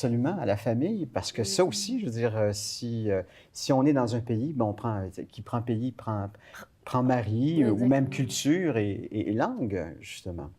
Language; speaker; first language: French; native; French